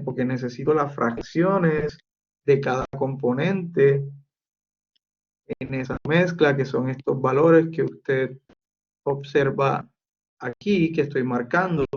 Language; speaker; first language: Spanish; native; Spanish